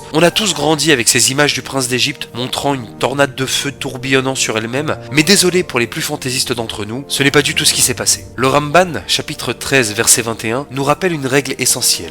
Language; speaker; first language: French; native; French